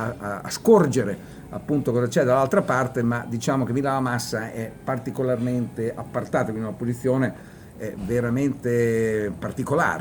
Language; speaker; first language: Italian; native; Italian